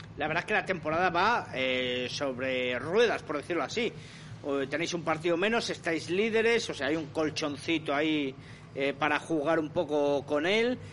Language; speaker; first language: Spanish; native; Spanish